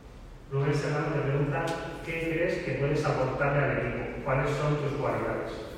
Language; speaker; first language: Spanish; native; Spanish